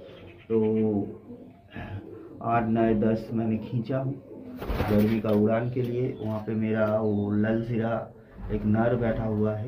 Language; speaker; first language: Hindi; non-native, local second language; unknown